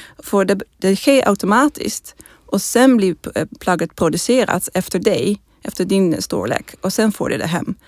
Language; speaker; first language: Swedish; non-native, fluent; Dutch